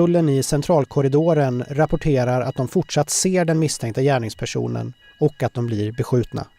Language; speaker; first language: Swedish; native; Swedish